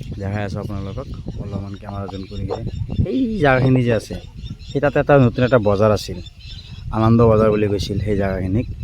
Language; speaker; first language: Assamese; non-native, local second language; Bangla